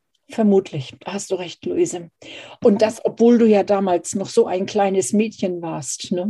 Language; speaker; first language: German; native; German